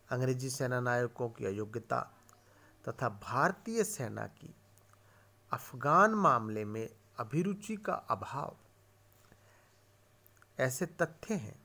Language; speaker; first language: Hindi; native; Hindi